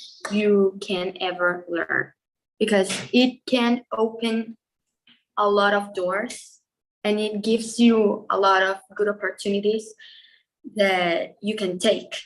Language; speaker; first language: English; non-native, fluent; Spanish